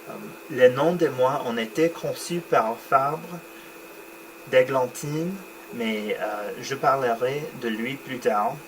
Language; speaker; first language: French; non-native, learner; English